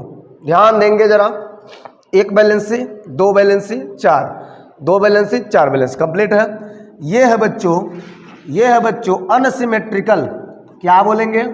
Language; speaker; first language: Hindi; native; Hindi